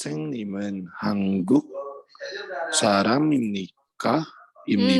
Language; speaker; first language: Korean; non-native, learner; Indonesian